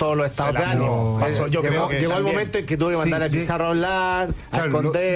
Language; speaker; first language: Spanish; native; Spanish